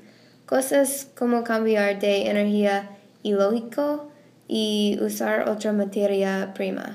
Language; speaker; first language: Spanish; non-native, learner; English